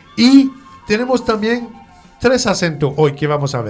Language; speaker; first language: Spanish; non-native, fluent; French